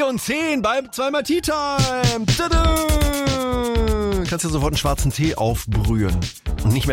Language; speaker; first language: German; native; German